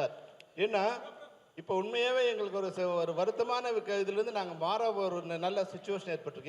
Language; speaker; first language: Tamil; native; Tamil